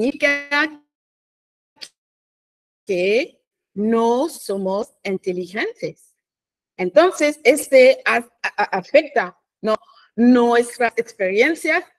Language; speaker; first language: Spanish; non-native, fluent; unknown